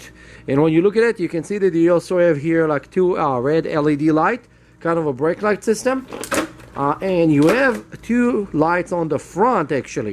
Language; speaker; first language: English; non-native, fluent; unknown